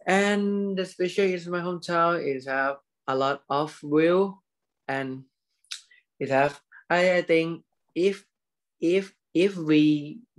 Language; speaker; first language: English; non-native, learner; Thai